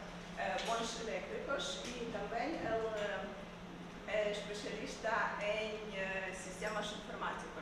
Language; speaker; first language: Portuguese; non-native, learner; Ukrainian